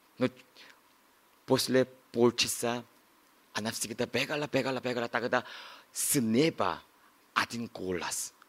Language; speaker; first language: Russian; non-native, learner; Korean